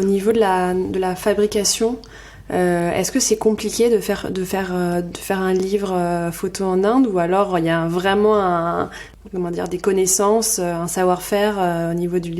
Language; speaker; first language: French; native; French